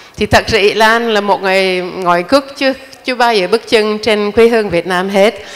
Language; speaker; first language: Vietnamese; non-native, fluent; English